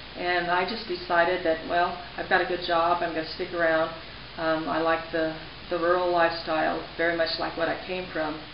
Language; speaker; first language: English; native; English